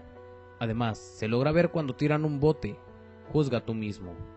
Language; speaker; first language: Spanish; native; Spanish